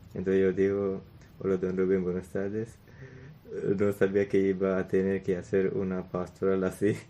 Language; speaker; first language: Spanish; non-native, learner; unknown